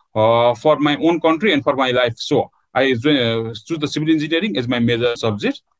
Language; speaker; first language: English; non-native, local second language; Nepali